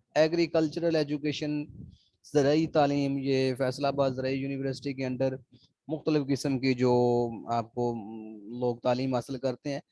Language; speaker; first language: Urdu; non-native, local second language; Punjabi